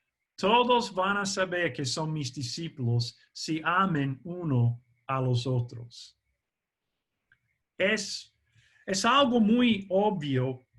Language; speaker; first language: Spanish; non-native, fluent; English